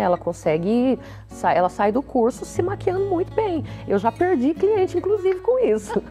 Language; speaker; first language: Portuguese; native; Portuguese